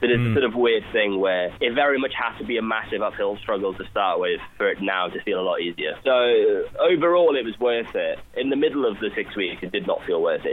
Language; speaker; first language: English; native; English